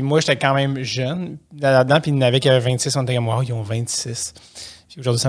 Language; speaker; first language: French; native; French